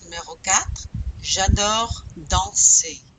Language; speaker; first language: French; non-native, fluent; English